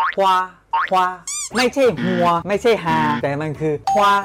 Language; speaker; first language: Thai; non-native, local second language; Northeastern Thai